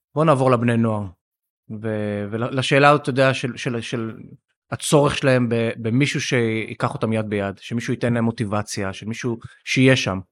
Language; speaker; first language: Hebrew; native; Hebrew